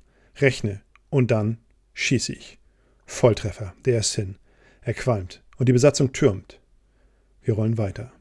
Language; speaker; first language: German; native; German